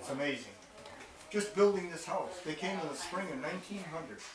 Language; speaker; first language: English; native; English